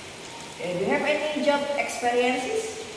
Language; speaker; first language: English; non-native, fluent; Indonesian